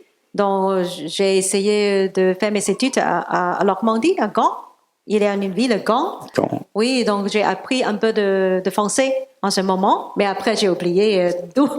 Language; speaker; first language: French; non-native, learner; Cantonese